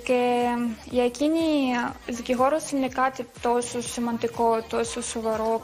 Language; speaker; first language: Greek; non-native, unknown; Russian